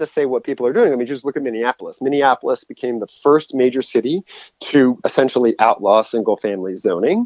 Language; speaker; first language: English; native; English